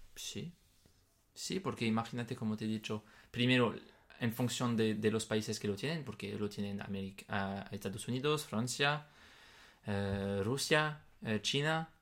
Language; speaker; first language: Spanish; non-native, fluent; French